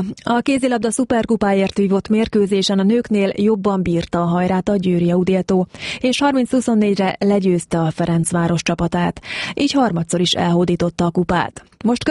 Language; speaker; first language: Hungarian; native; Hungarian